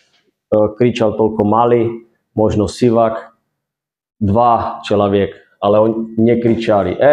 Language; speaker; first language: Russian; non-native, fluent; Czech